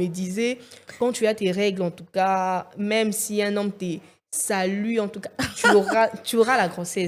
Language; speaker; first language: French; non-native, local second language; Lingala